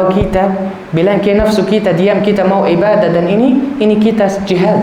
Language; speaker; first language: Indonesian; non-native, learner; Arabic